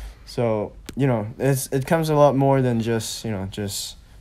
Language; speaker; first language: English; non-native, local second language; Cantonese